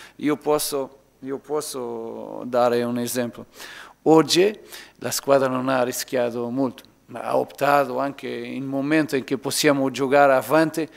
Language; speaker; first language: Italian; non-native, learner; Portuguese